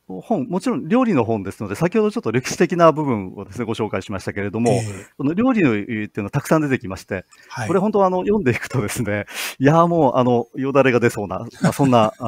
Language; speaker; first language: Japanese; native; Japanese